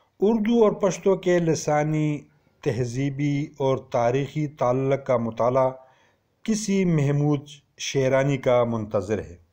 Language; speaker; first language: Urdu; non-native, local second language; Pashto